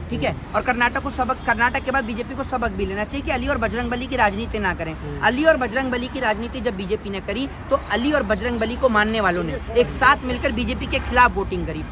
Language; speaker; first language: Hindi; native; Hindi